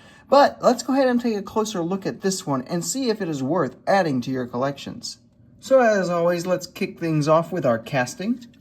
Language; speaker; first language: English; native; English